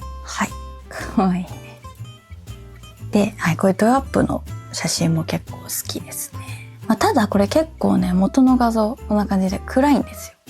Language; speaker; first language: Japanese; native; Japanese